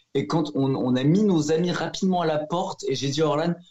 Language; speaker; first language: French; early bilingual, heritage; Spanish